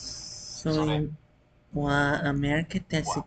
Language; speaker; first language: Japanese; non-native, learner; English